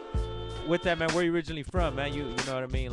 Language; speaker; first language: English; native; English